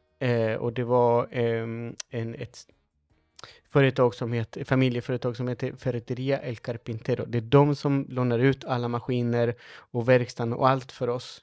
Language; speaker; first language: Swedish; non-native, fluent; Spanish